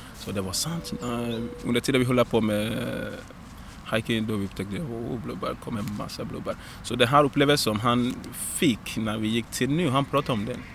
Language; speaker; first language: Swedish; non-native, fluent; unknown